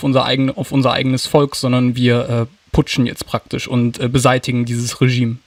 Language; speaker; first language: German; native; German